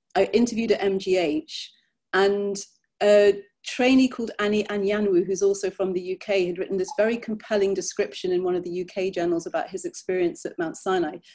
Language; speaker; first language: English; native; English